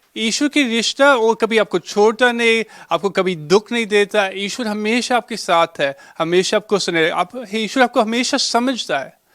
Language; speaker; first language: Hindi; early bilingual, heritage; Hindi